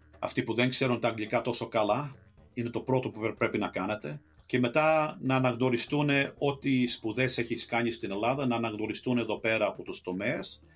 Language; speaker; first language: Greek; early bilingual, heritage; Greek